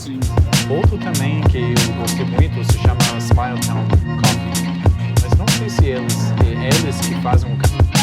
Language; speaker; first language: Portuguese; non-native, learner; English